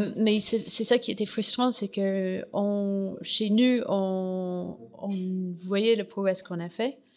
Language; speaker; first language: French; non-native, fluent; English